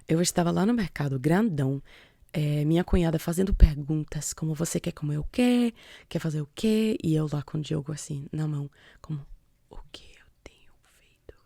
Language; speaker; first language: Portuguese; non-native, fluent; English